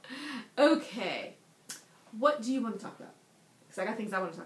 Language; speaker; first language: English; native; English